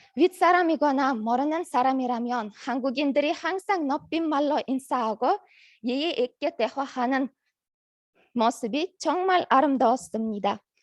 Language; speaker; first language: Korean; non-native, learner; Uzbek